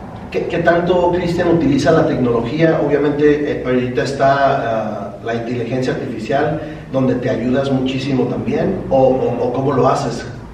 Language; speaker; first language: Spanish; native; Spanish